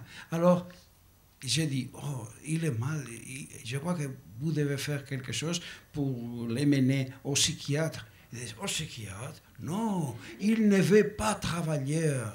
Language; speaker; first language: French; non-native, learner; Basque